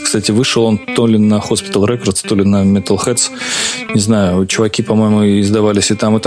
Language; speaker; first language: Russian; native; Russian